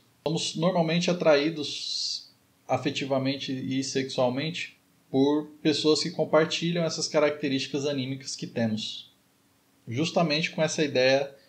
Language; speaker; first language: Portuguese; native; Portuguese